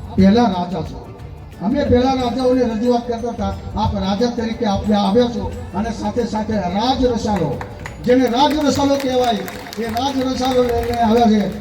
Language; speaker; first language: Gujarati; native; Gujarati